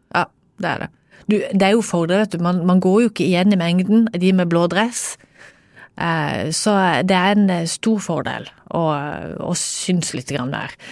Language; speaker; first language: Norwegian; native; Norwegian